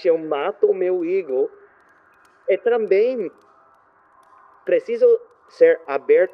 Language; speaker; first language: Portuguese; non-native, learner; French